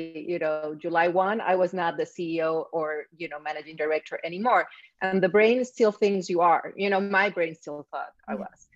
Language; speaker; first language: English; non-native, fluent; Spanish